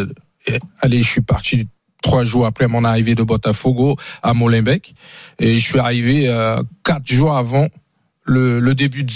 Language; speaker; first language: French; non-native, fluent; Portuguese